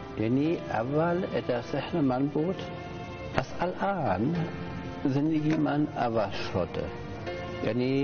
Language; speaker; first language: Persian; non-native, learner; German